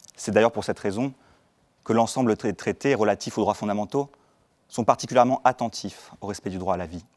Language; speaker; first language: French; native; French